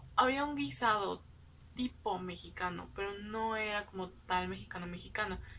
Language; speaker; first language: Spanish; native; Spanish